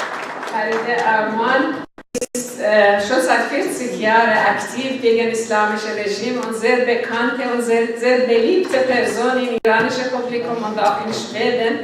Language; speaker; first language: German; non-native, learner; Persian